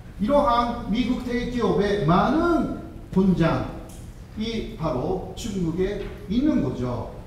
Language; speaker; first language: Korean; non-native, fluent; Japanese